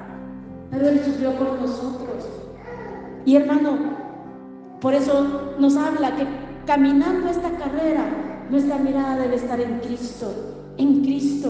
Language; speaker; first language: Spanish; native; Spanish